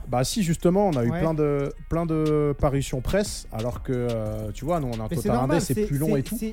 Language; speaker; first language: French; native; French